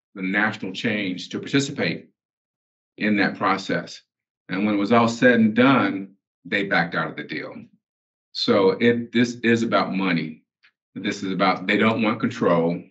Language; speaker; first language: English; native; English